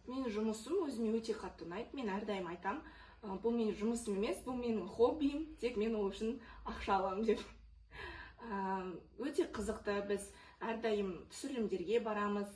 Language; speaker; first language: Kazakh; non-native, local second language; Russian